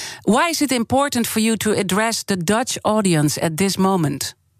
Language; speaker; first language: English; non-native, fluent; Dutch